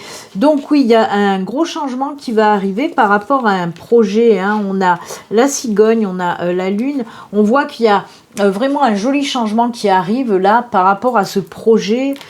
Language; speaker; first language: French; native; French